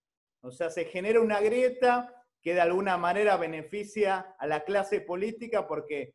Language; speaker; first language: Spanish; native; Spanish